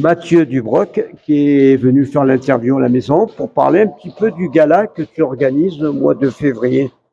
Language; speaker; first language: French; native; French